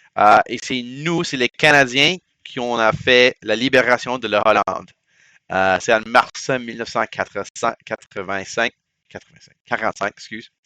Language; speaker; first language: French; non-native, local second language; English